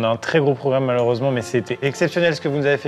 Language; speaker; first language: French; native; French